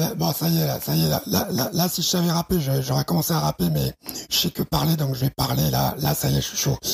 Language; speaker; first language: French; early bilingual, other home language; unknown